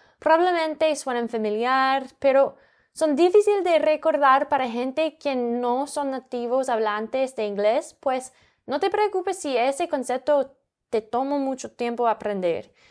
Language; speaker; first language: Spanish; non-native, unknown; English